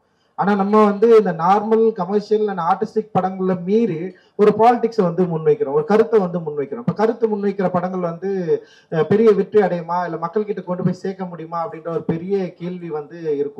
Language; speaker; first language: Tamil; native; Tamil